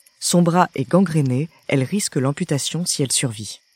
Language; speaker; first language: French; native; French